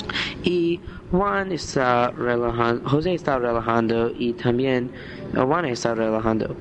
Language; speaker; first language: Spanish; non-native, learner; English